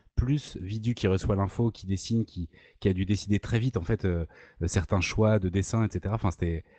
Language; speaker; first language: French; native; French